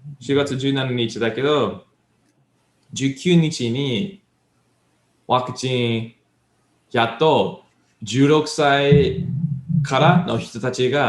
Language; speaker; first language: Japanese; non-native, learner; English